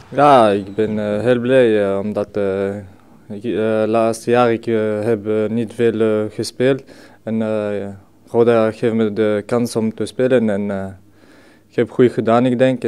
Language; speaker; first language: Dutch; non-native, learner; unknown